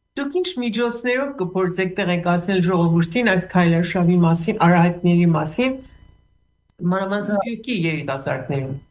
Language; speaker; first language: Armenian; early bilingual, heritage; Armenian